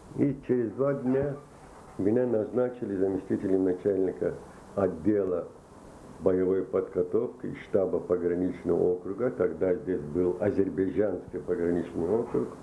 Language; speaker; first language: Russian; non-native, local second language; Azerbaijani